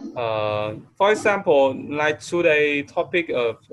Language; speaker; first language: English; non-native, fluent; Vietnamese